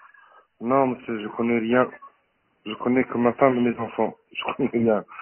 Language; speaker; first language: French; non-native, learner; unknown